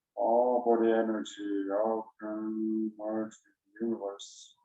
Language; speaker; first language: English; non-native, learner; Chinese